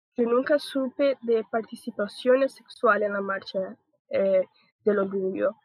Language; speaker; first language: Spanish; non-native, learner; Portuguese